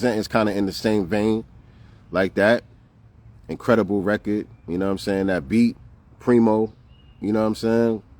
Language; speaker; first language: English; native; English